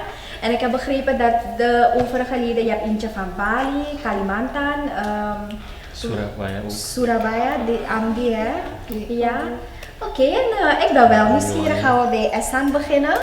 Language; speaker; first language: Dutch; native; Dutch